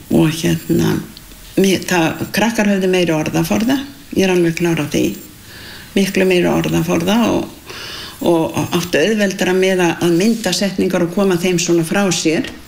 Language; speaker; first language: Icelandic; native; Icelandic